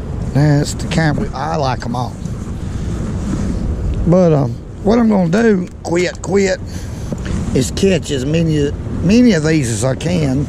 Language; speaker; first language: English; native; English